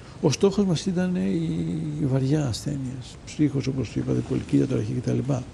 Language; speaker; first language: Greek; early bilingual, heritage; Greek